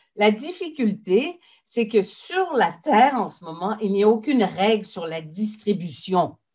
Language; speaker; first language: French; native; French